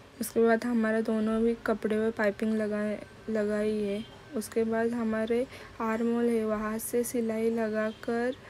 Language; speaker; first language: Hindi; non-native, local second language; Marathi